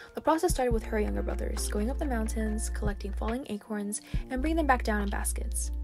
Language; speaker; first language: English; native; English